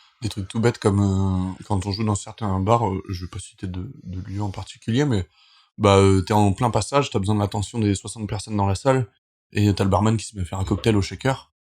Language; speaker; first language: French; native; French